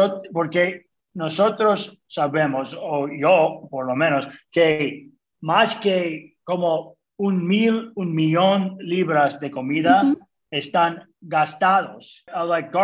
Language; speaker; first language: Spanish; early bilingual, other home language; English